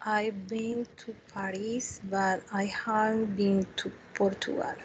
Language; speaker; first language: English; non-native, learner; Spanish